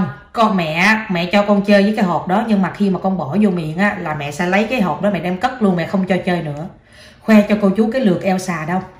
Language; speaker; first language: Vietnamese; native; Vietnamese